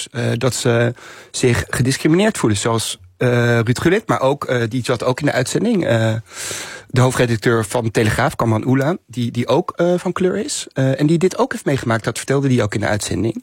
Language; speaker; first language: Dutch; native; Dutch